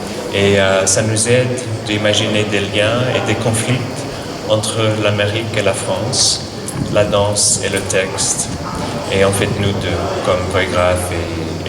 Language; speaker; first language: French; non-native, fluent; English